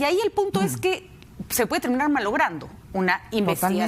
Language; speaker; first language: Spanish; native; Spanish